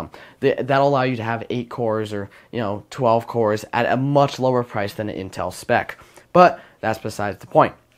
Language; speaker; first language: English; native; English